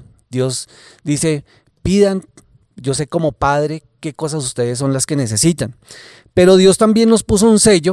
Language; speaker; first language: Spanish; native; Spanish